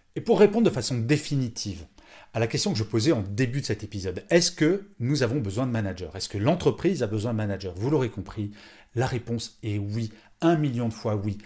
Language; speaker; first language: French; native; French